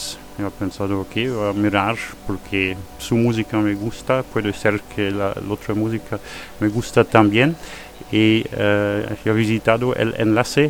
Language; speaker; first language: Spanish; non-native, fluent; German